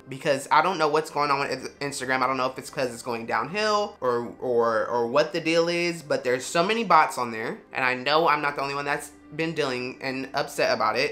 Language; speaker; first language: English; native; English